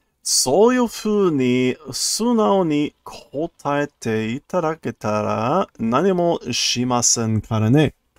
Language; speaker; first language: Japanese; non-native, learner; English